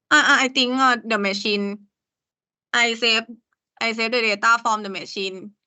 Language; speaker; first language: English; non-native, learner; Thai